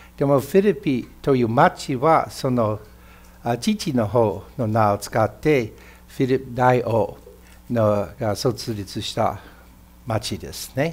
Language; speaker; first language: Japanese; non-native, fluent; English